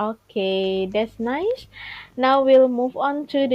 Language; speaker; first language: English; non-native, fluent; Indonesian